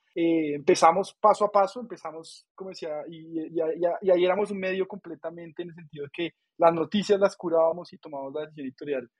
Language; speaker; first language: Spanish; native; Spanish